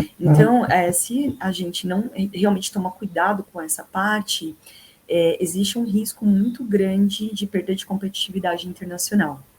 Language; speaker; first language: Portuguese; native; Portuguese